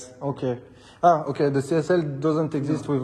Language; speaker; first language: English; non-native, learner; French